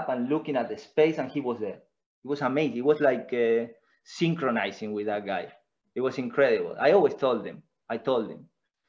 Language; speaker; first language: English; non-native, fluent; Spanish